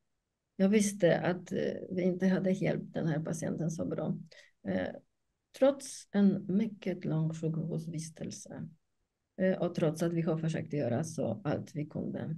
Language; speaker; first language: Swedish; non-native, fluent; Polish